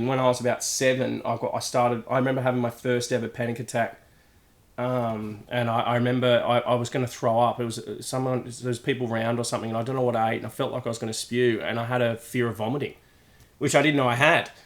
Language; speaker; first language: English; native; English